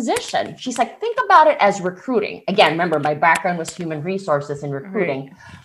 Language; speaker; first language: English; non-native, local second language; Filipino